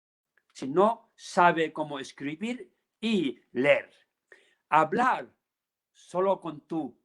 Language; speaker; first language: Spanish; non-native, learner; Tibetan